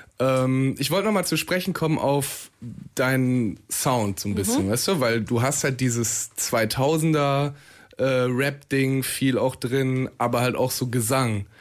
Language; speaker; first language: German; native; German